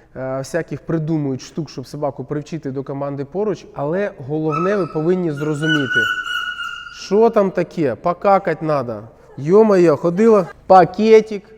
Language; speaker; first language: Ukrainian; non-native, local second language; Russian